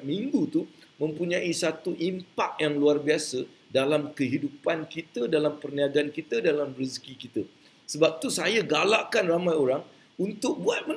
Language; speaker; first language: Malay; native; Malay